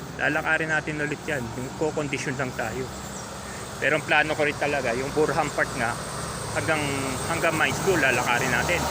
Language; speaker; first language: Filipino; non-native, local second language; Iloko